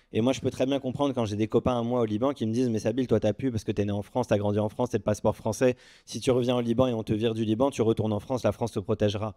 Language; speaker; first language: French; early bilingual, other home language; Arabic